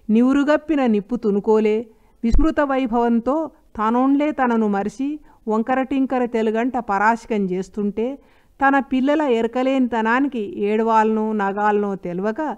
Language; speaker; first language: Telugu; native; Telugu